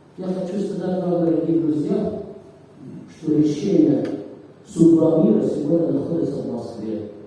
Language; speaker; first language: Russian; non-native, fluent; Arabic